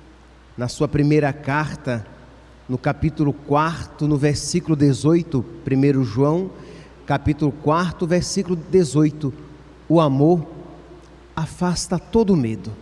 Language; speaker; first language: Portuguese; native; Portuguese